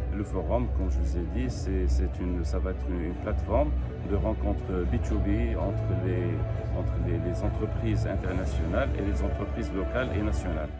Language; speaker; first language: French; non-native, local second language; Arabic